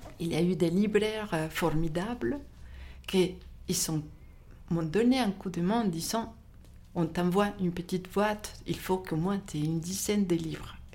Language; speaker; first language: French; non-native, fluent; Spanish